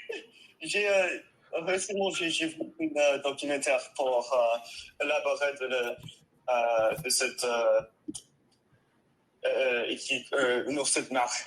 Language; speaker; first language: French; non-native, learner; English